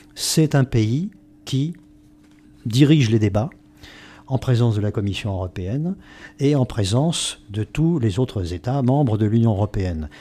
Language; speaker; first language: French; native; French